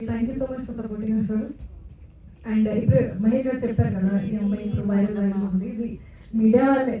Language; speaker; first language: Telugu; non-native, learner; Hindi